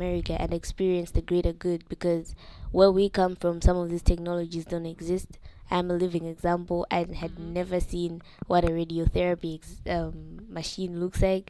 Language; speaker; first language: English; non-native, local second language; Nyanja